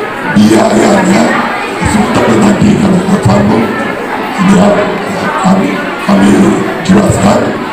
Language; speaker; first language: Indonesian; non-native, fluent; Japanese